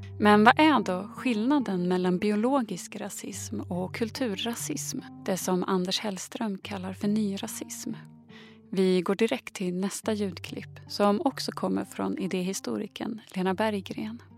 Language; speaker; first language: Swedish; native; Swedish